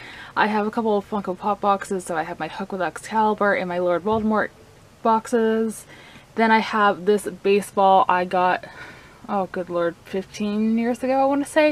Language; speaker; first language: English; native; English